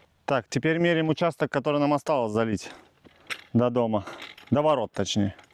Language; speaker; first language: Russian; native; Russian